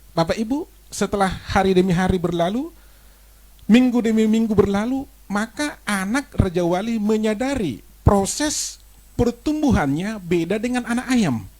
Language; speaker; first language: Indonesian; non-native, local second language; Batak Toba